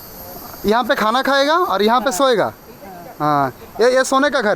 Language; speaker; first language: Hindi; non-native, local second language; Bangla